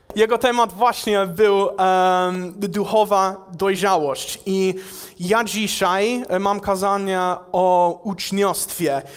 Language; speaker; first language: Polish; non-native, fluent; English